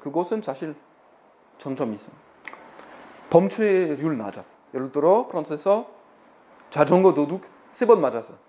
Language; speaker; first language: Korean; non-native, fluent; French